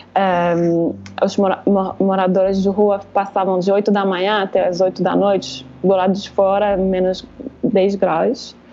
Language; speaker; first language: Portuguese; non-native, fluent; French